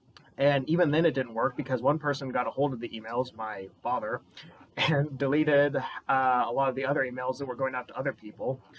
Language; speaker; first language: English; native; English